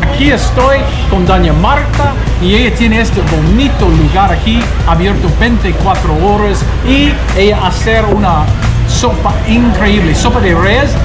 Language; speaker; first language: Spanish; non-native, learner; English